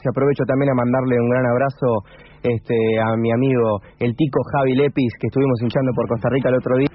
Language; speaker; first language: Spanish; native; Spanish